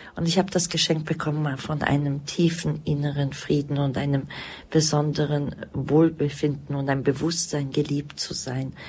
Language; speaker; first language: German; early bilingual, other home language; Croatian